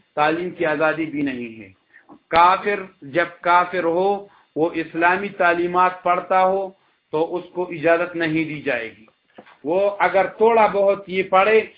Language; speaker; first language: Urdu; non-native, local second language; Pashto